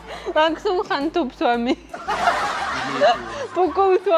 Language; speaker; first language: Indonesian; non-native, learner; Russian